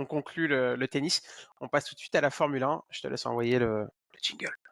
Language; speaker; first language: French; native; French